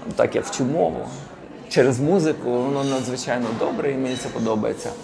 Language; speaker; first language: Ukrainian; native; Ukrainian